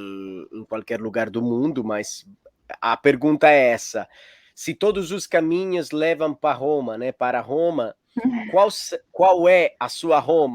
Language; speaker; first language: Portuguese; non-native, fluent; Italian